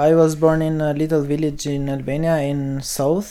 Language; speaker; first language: English; non-native, learner; Albanian